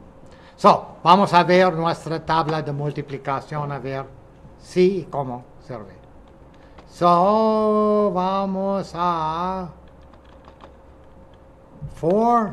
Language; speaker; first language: Spanish; non-native, fluent; English